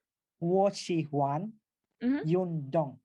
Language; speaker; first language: Chinese; non-native, learner; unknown